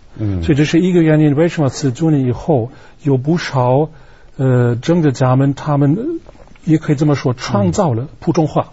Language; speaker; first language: Chinese; non-native, fluent; German